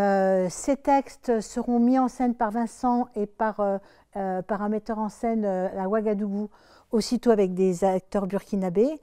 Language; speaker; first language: French; native; French